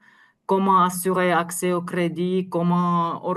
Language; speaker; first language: French; non-native, fluent; Finnish